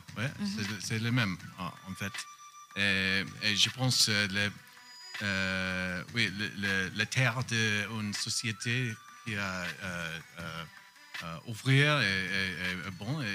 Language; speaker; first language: French; non-native, learner; English